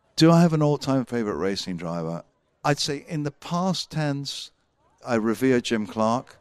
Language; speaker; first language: English; native; English